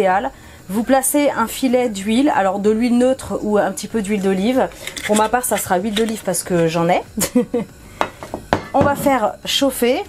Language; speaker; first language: French; native; French